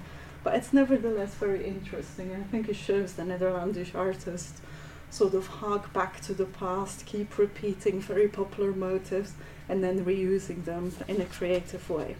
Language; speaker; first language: English; non-native, fluent; Dutch